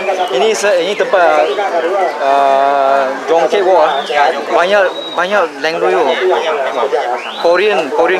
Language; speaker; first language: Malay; non-native, local second language; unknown